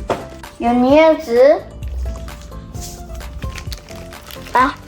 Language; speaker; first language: Chinese; early bilingual, heritage; Chinese